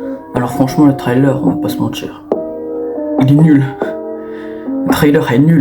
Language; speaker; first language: French; native; French